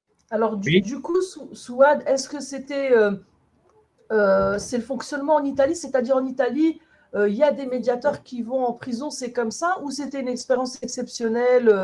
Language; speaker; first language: French; native; French